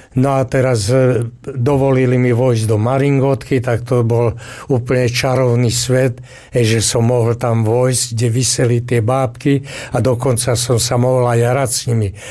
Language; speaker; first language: Slovak; native; Slovak